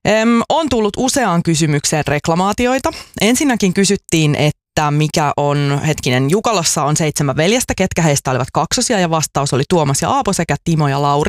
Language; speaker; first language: Finnish; native; Finnish